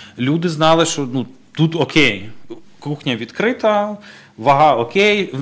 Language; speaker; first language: Ukrainian; native; Ukrainian